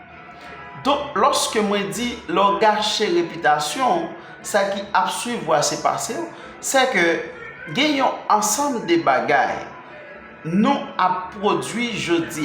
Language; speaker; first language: French; non-native, learner; Haitian Creole